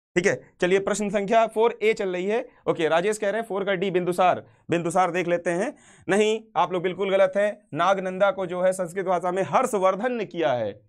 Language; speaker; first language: Hindi; native; Hindi